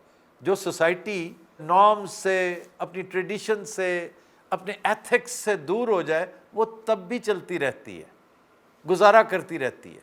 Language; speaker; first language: Urdu; native; Urdu